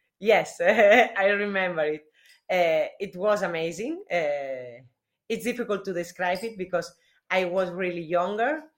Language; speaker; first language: English; non-native, learner; Spanish